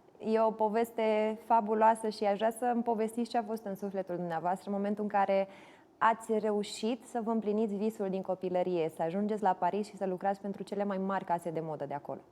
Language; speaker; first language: Romanian; native; Romanian